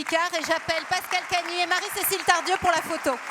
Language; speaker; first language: French; native; French